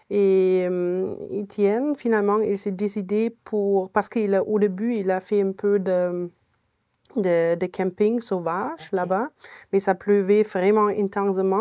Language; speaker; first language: French; non-native, fluent; German